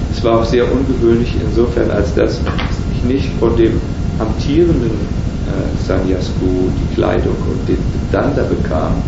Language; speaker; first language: German; native; German